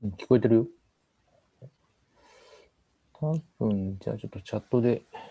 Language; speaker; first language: Japanese; native; Japanese